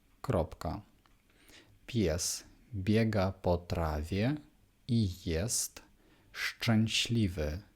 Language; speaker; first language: Polish; non-native, fluent; Ukrainian